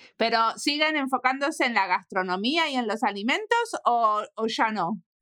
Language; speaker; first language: Spanish; native; Spanish